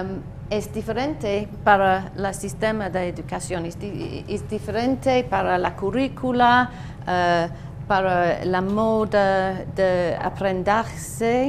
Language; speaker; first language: Spanish; non-native, learner; English